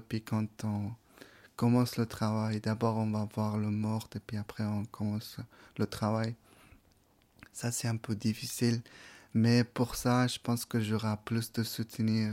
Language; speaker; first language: French; non-native, fluent; Persian